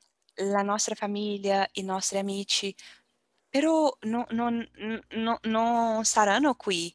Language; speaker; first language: Italian; non-native, learner; Portuguese